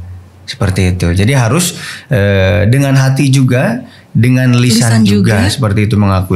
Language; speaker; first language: Indonesian; native; Indonesian